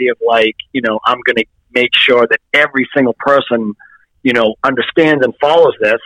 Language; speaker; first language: English; native; English